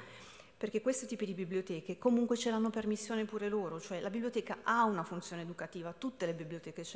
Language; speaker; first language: Italian; native; Italian